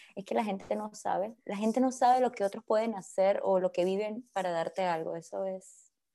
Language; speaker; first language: Spanish; native; Spanish